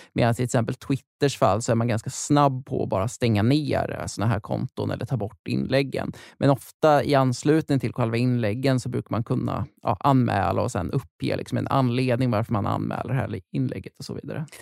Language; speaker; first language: Swedish; native; Swedish